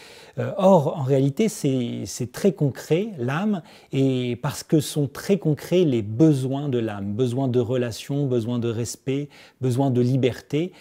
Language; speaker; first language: French; native; French